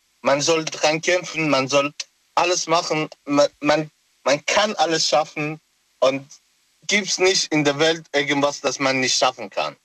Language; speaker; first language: German; non-native, local second language; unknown